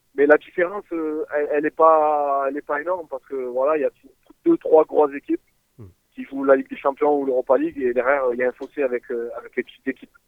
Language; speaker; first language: French; native; French